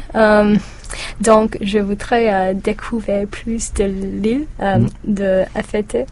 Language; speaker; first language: French; non-native, learner; English